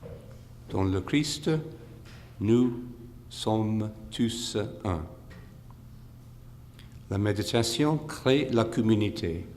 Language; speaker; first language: French; non-native, fluent; English